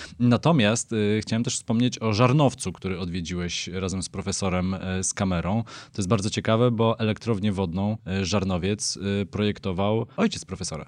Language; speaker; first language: Polish; native; Polish